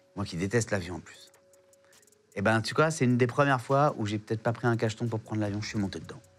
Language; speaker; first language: French; native; French